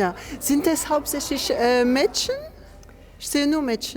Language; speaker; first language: German; non-native, fluent; French